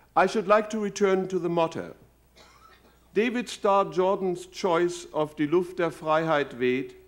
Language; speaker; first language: English; non-native, fluent; German